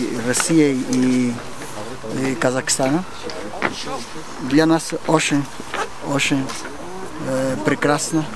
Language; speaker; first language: Russian; non-native, learner; Portuguese